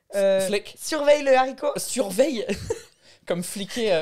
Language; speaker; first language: French; non-native, fluent; English